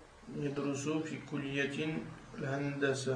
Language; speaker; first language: Arabic; non-native, learner; French